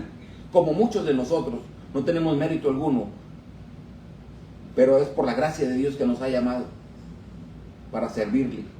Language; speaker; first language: Spanish; native; Spanish